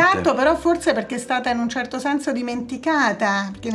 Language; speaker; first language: Italian; native; Italian